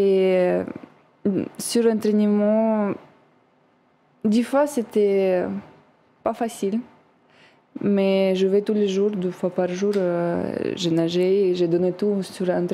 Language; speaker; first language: French; non-native, learner; Russian